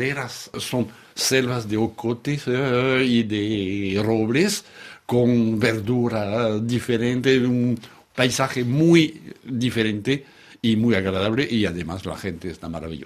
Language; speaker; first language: Spanish; non-native, fluent; French